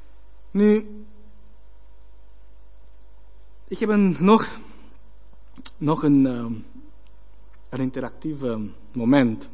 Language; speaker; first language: Dutch; non-native, learner; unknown